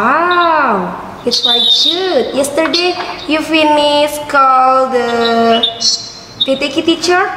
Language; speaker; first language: English; non-native, learner; Indonesian